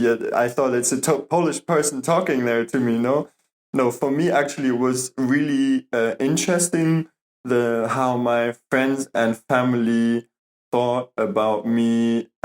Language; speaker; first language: English; non-native, fluent; German